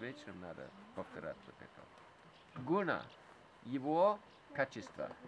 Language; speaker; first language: Russian; non-native, fluent; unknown